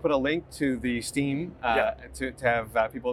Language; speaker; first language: English; native; English